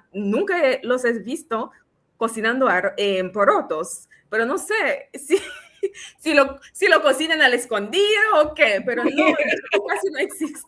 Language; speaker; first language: Spanish; non-native, fluent; English